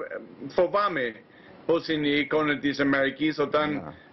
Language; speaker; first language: Greek; non-native, fluent; English